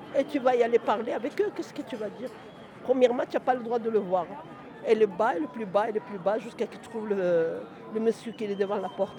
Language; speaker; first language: French; non-native, fluent; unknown